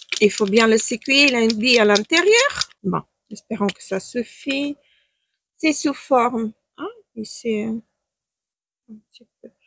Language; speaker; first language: French; non-native, fluent; Ukrainian